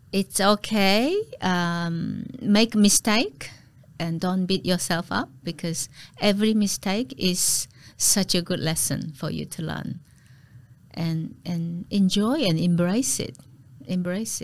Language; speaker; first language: English; non-native, fluent; Korean